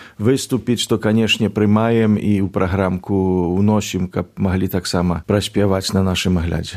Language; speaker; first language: Belarusian; native; Belarusian